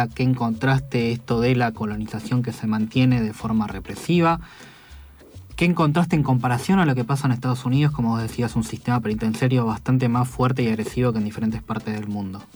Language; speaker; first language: Spanish; native; Spanish